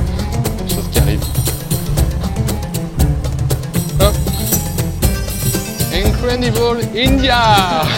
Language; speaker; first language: English; non-native, learner; French